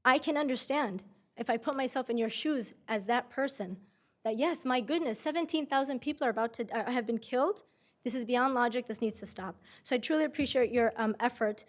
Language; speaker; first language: English; native; English